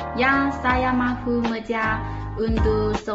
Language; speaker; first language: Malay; non-native, learner; Chinese